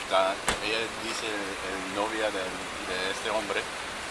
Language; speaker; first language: Spanish; non-native, learner; English